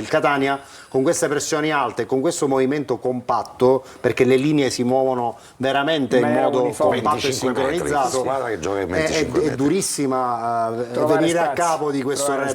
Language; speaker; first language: Italian; native; Italian